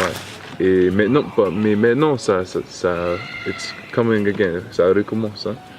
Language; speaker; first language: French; non-native, learner; English